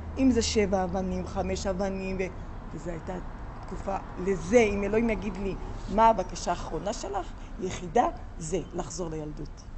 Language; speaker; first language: Hebrew; native; Hebrew